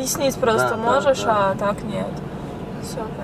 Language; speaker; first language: Russian; native; Russian